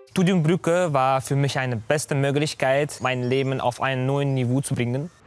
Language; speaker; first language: German; non-native, learner; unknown